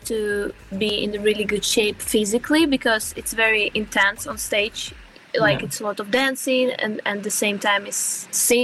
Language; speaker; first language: English; non-native, fluent; Ukrainian